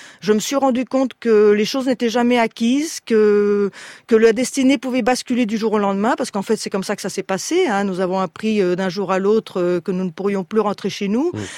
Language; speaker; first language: French; early bilingual, other home language; Spanish